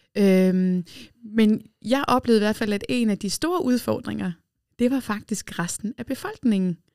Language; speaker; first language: Danish; native; Danish